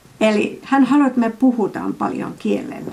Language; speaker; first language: Finnish; non-native, fluent; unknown